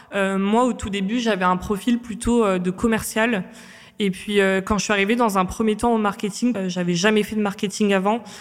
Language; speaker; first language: French; native; French